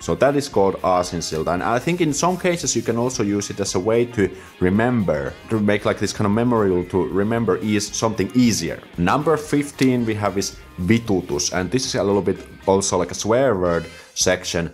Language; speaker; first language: English; non-native, fluent; Finnish